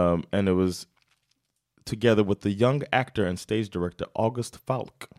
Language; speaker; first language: English; native; English